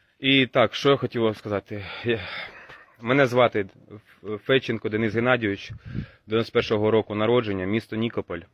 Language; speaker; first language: Ukrainian; non-native, local second language; Russian